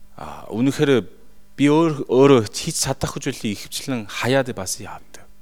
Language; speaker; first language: Mongolian; non-native, fluent; Korean